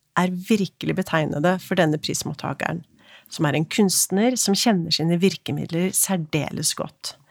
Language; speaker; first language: Norwegian; native; Norwegian